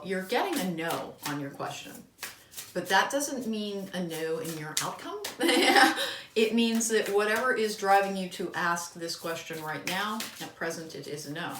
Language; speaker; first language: English; native; English